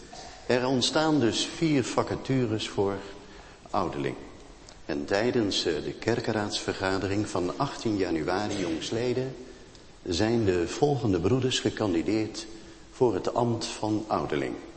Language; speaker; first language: Dutch; native; Dutch